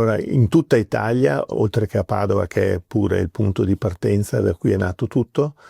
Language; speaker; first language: Italian; native; Italian